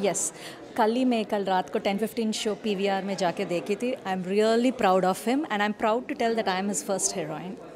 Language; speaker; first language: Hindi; non-native, local second language; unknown